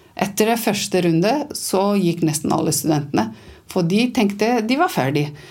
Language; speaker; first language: Norwegian; non-native, fluent; Romanian